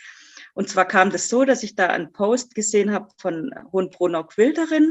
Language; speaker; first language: German; native; German